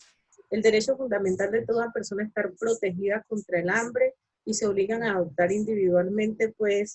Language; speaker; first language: Spanish; native; Spanish